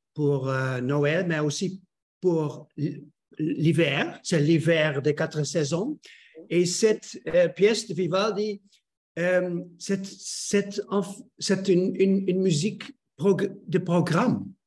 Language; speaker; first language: French; non-native, learner; Dutch